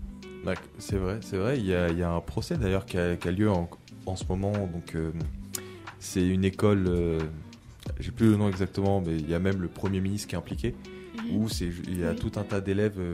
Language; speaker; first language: French; native; French